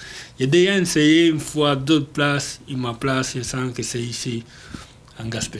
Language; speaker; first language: French; non-native, learner; Spanish